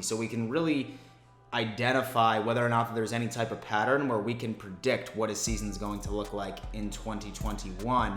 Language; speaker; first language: English; native; English